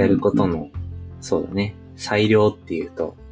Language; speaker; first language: Japanese; native; Japanese